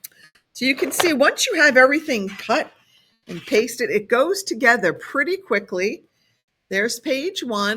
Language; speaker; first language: English; native; English